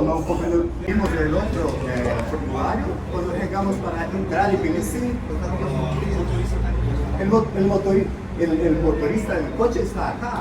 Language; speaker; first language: Spanish; non-native, learner; Portuguese